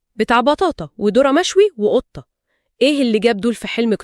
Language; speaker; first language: Arabic; native; Arabic